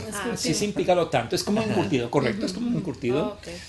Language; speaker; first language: Spanish; native; Spanish